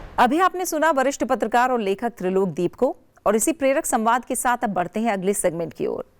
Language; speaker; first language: Hindi; native; Hindi